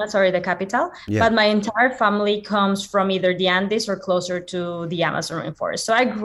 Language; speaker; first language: English; non-native, fluent; Spanish